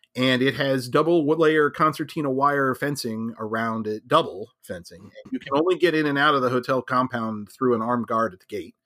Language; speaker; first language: English; native; English